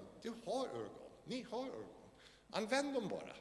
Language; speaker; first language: Swedish; non-native, fluent; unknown